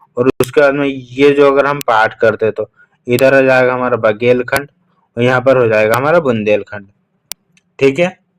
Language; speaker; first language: Hindi; native; Hindi